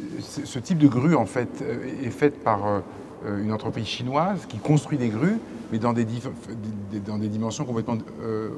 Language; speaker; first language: French; native; French